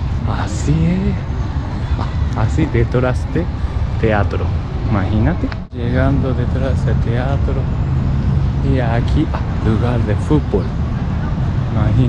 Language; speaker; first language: Spanish; non-native, learner; Japanese